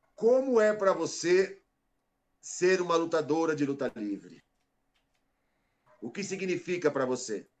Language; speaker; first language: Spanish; non-native, learner; Portuguese